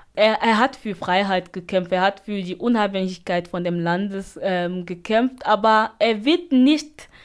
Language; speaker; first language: German; non-native, fluent; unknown